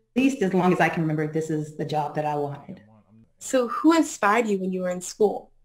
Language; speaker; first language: English; native; English